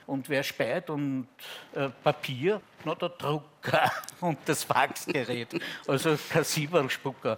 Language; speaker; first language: German; native; German